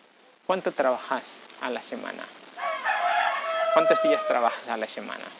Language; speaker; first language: Spanish; non-native, fluent; Indonesian